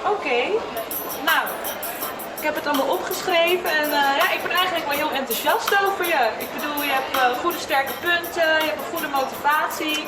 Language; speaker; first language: Dutch; native; Dutch